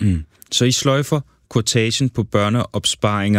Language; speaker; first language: Danish; native; Danish